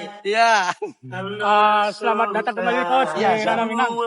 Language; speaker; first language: Indonesian; native; Indonesian